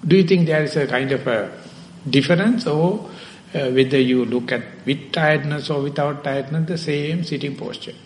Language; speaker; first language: English; non-native, local second language; Sinhala